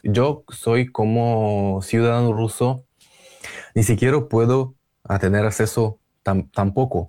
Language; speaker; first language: Spanish; non-native, fluent; Russian